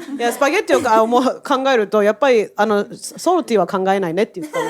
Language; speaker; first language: Japanese; native; Japanese